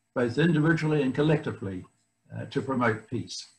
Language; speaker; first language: English; native; English